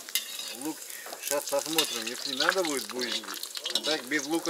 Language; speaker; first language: Russian; non-native, local second language; Uzbek